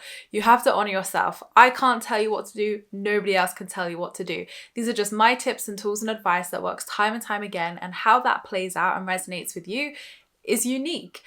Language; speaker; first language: English; native; English